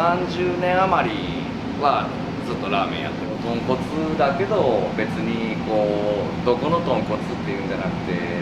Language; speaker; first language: Japanese; native; Japanese